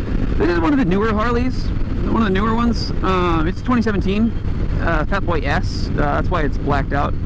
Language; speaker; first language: English; native; English